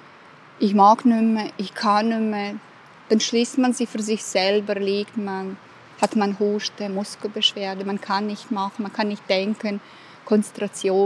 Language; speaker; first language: German; non-native, fluent; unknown